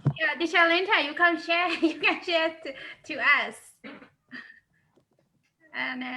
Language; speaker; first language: English; non-native, learner; Burmese